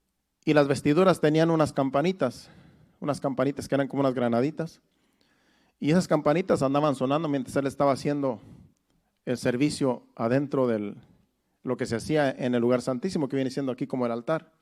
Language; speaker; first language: Spanish; native; Spanish